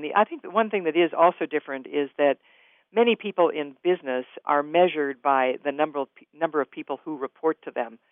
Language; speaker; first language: English; native; English